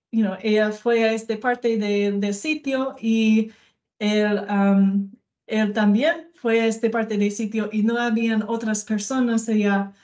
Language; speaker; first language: Spanish; non-native, learner; English